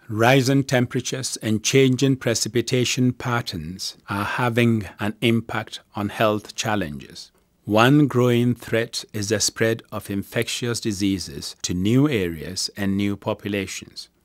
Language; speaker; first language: English; non-native, local second language; Akan